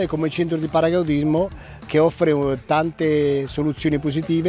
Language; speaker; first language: Italian; native; Italian